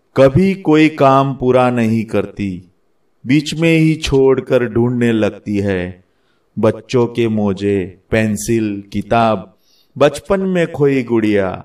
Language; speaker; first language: Hindi; non-native, local second language; Gujarati